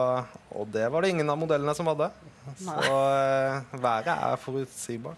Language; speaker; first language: Norwegian; native; Norwegian